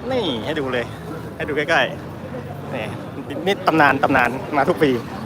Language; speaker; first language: Thai; native; Thai